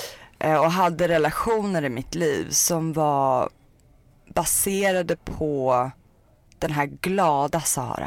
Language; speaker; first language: Swedish; early bilingual, other home language; Persian